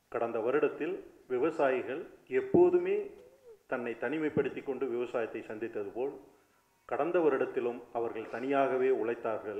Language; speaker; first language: Tamil; native; Tamil